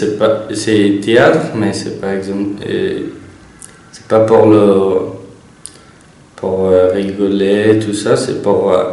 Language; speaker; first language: French; non-native, learner; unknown